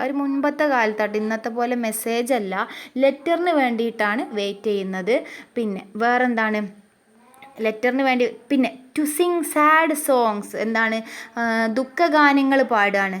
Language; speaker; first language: Malayalam; native; Malayalam